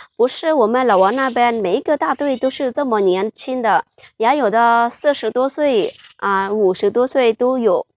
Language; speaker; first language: Chinese; non-native, fluent; Lao